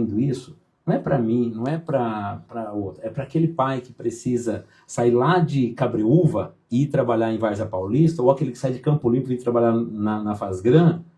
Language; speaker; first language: Portuguese; native; Portuguese